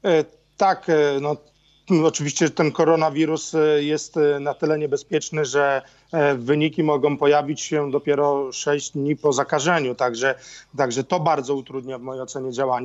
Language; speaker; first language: Polish; native; Polish